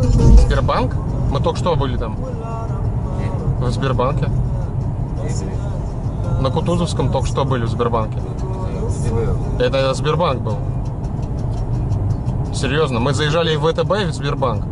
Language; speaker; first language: Russian; native; Russian